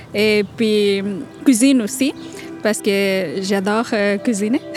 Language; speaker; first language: French; non-native, learner; Bangla